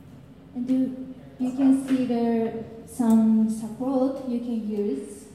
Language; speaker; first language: English; non-native, learner; Japanese